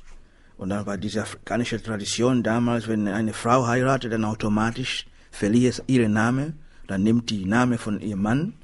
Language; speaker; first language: German; non-native, learner; Swahili